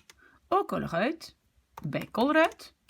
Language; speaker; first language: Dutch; non-native, fluent; French